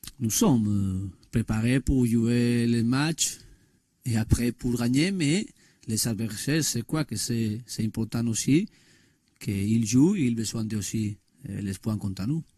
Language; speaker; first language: French; non-native, learner; Spanish